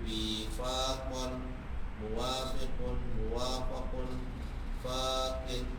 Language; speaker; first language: Arabic; non-native, learner; Indonesian